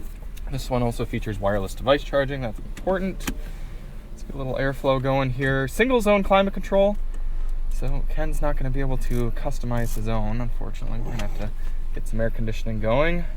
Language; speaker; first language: English; native; English